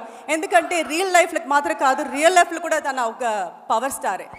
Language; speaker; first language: Telugu; non-native, learner; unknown